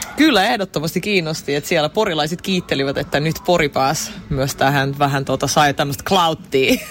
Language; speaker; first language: Finnish; early bilingual, other home language; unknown